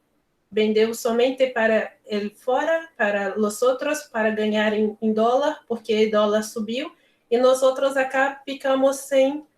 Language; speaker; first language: Spanish; non-native, learner; Portuguese